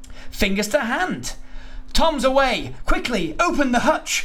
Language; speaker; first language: English; native; English